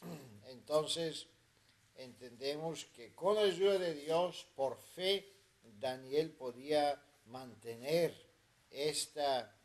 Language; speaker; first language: Spanish; non-native, fluent; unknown